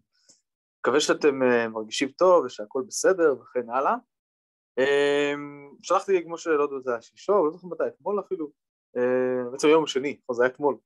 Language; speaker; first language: Hebrew; native; Hebrew